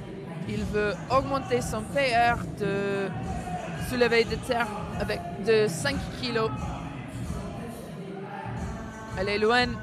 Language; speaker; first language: French; non-native, fluent; English